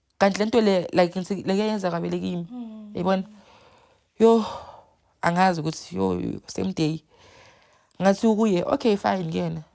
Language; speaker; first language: Zulu; native; Zulu